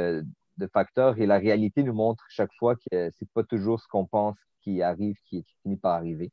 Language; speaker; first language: French; native; French